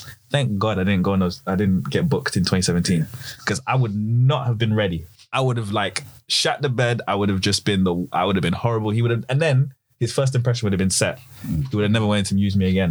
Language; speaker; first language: English; native; English